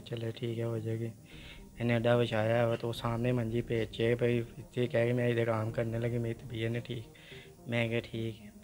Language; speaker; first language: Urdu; non-native, local second language; Punjabi